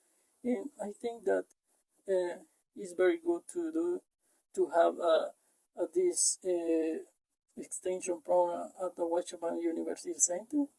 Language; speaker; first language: English; non-native, learner; Spanish